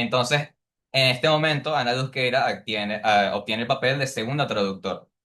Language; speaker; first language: Spanish; native; Spanish